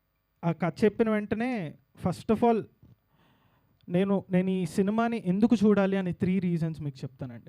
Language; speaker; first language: Telugu; native; Telugu